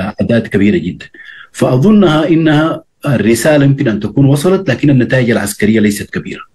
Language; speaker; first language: Arabic; native; Arabic